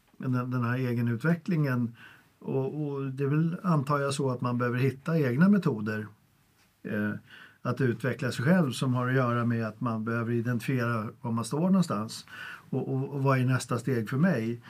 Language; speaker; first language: Swedish; native; Swedish